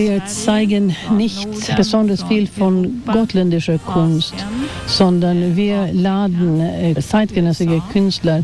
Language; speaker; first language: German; non-native, fluent; Swedish